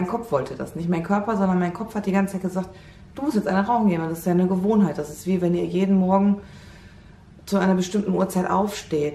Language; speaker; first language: German; native; German